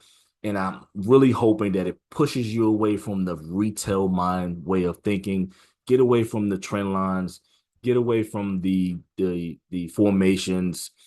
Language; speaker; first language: English; native; English